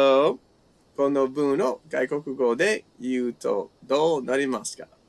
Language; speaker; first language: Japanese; non-native, fluent; English